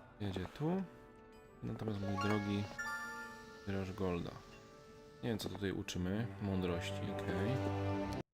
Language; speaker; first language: Polish; native; Polish